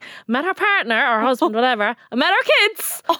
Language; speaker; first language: English; native; English